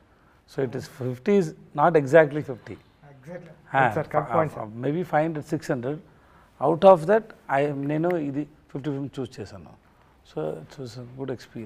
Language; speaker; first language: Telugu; non-native, learner; Tamil